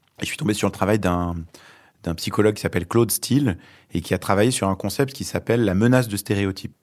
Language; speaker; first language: French; early bilingual, other home language; Arabic